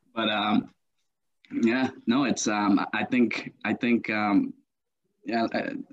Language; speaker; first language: English; native; English